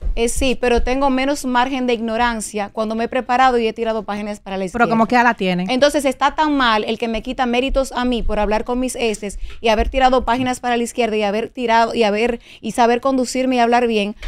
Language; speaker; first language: Spanish; native; Spanish